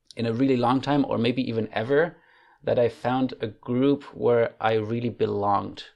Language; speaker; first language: English; non-native, fluent; German